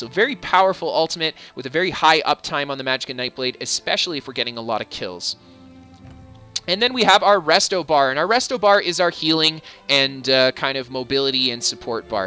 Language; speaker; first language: English; native; English